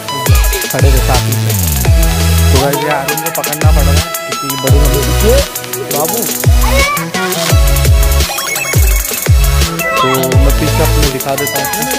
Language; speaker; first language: Hindi; native; Hindi